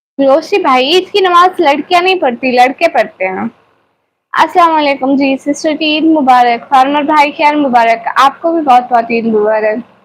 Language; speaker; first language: Urdu; non-native, local second language; Punjabi